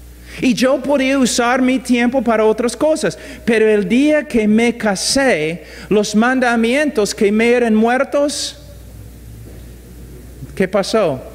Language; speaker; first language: Spanish; non-native, fluent; English